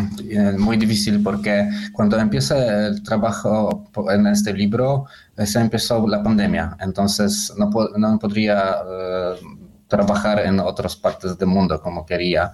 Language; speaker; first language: Spanish; non-native, fluent; Polish